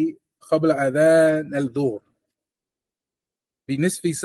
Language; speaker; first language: Arabic; non-native, learner; English